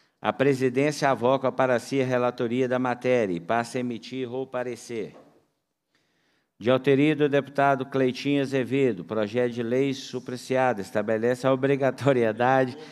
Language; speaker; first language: Portuguese; native; Portuguese